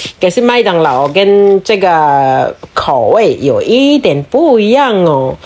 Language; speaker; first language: Chinese; non-native, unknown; Bangla